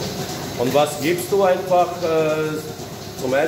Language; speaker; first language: German; non-native, learner; Urdu